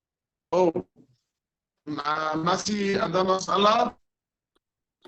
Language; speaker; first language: Indonesian; non-native, fluent; Persian